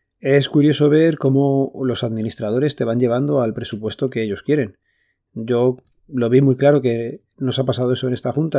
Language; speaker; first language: Spanish; native; Spanish